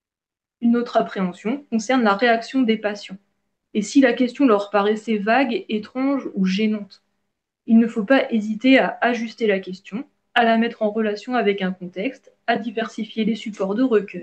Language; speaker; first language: French; native; French